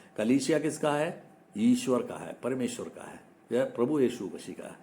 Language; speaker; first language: Hindi; non-native, local second language; Malayalam